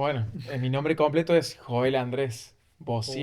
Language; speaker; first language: Spanish; native; Spanish